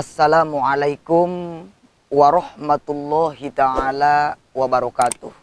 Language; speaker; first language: Indonesian; non-native, local second language; Sundanese